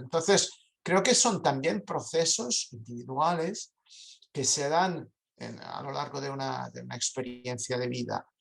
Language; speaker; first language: Spanish; non-native, fluent; Italian